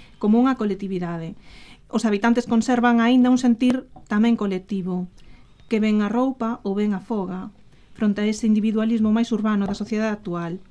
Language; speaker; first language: Galician; native; Galician